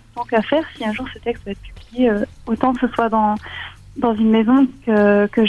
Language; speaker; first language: French; native; French